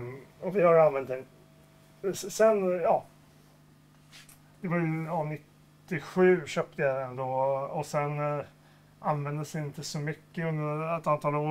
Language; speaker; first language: Swedish; native; Swedish